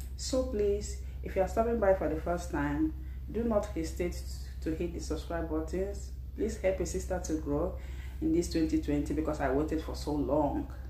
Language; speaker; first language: English; non-native, local second language; Igbo